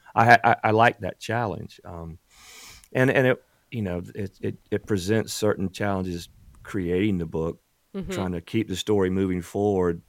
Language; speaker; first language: English; native; English